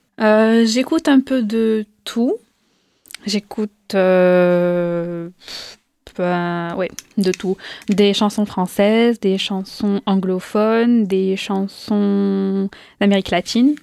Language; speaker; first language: French; non-native, local second language; Arabic